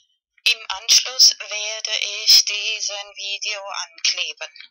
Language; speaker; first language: German; non-native, learner; Spanish